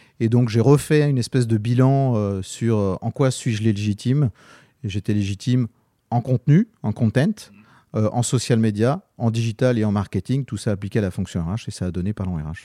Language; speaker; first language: French; native; French